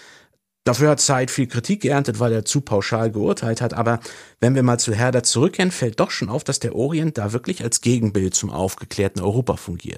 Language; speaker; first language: German; native; German